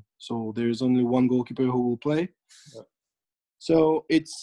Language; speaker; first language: English; non-native, fluent; French